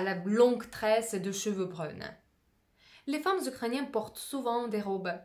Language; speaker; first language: French; non-native, fluent; Russian